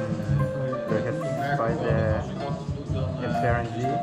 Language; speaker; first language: German; non-native, learner; Japanese